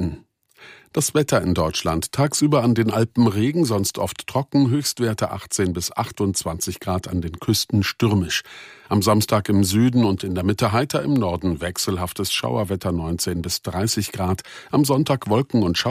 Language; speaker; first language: German; non-native, fluent; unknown